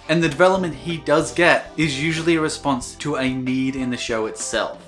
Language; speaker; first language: English; native; English